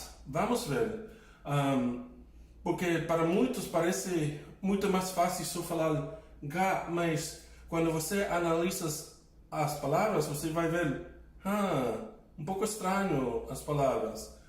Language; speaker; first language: Portuguese; non-native, fluent; English